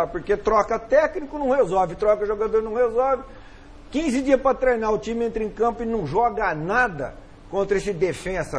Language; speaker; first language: Portuguese; native; Portuguese